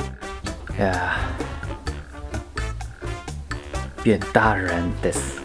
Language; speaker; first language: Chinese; non-native, learner; Japanese